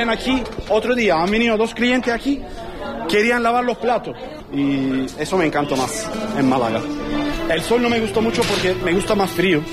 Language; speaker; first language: Spanish; non-native, learner; Turkish